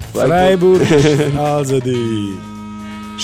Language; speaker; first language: German; non-native, learner; Bosnian